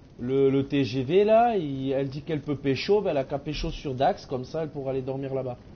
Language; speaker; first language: French; native; French